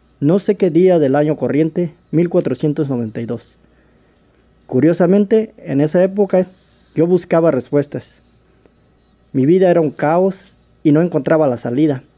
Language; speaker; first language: Spanish; native; Spanish